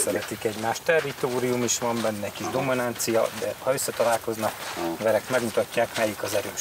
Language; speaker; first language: Hungarian; native; Hungarian